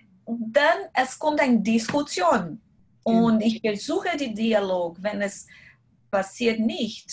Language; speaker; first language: German; non-native, learner; Portuguese